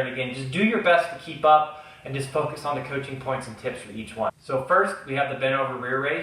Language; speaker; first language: English; native; English